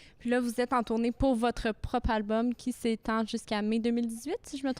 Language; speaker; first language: French; native; French